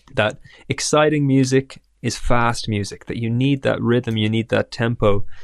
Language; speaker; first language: English; native; English